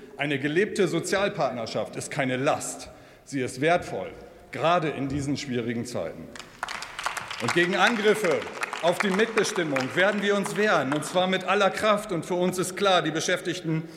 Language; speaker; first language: German; native; German